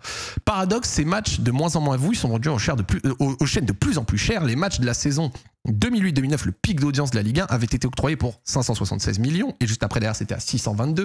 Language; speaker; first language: French; native; French